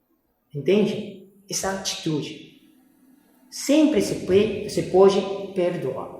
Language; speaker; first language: Portuguese; non-native, fluent; Spanish